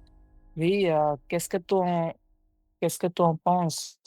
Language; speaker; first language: French; non-native, learner; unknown